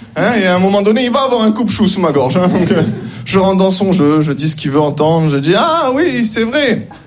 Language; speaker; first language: French; native; French